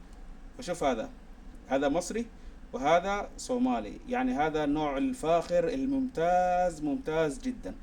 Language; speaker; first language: Arabic; non-native, local second language; Somali